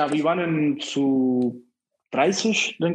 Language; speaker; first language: German; non-native, fluent; Spanish